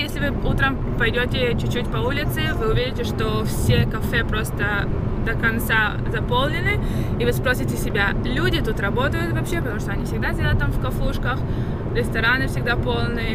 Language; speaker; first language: Russian; early bilingual, heritage; Russian